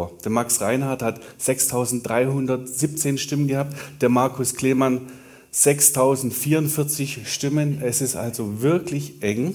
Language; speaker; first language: German; native; German